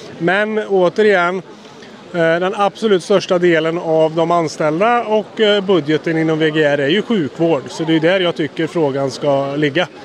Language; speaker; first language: Swedish; native; Swedish